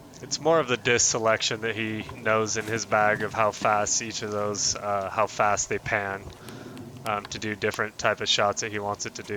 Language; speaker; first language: English; native; English